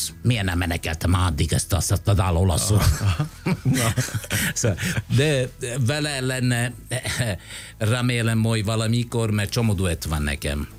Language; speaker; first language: Hungarian; non-native, fluent; Italian